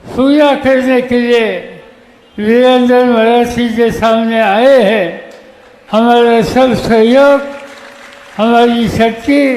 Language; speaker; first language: Hindi; non-native, local second language; Marathi